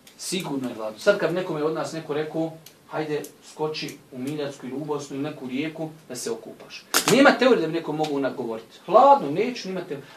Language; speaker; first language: Bosnian; native; Bosnian